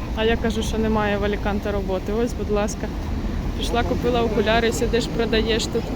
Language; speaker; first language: Ukrainian; non-native, local second language; Russian